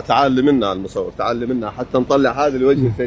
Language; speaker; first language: Arabic; native; Arabic